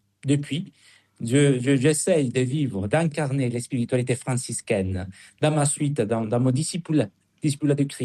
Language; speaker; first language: French; non-native, fluent; Spanish